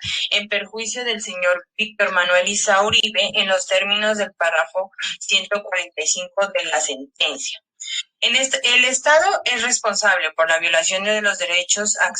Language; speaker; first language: Spanish; native; Spanish